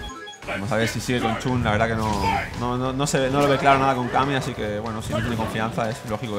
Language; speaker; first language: Spanish; native; Spanish